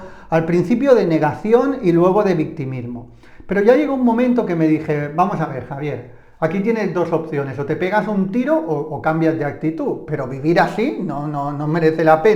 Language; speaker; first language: Spanish; native; Spanish